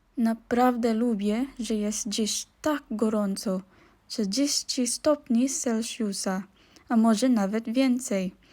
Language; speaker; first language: Polish; non-native, learner; Filipino